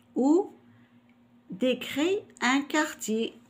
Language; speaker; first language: French; non-native, local second language; Arabic